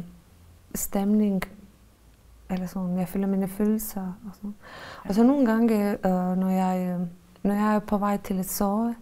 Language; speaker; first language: Danish; non-native, fluent; Bosnian